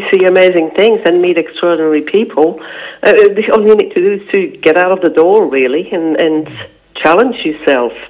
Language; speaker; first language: English; non-native, fluent; French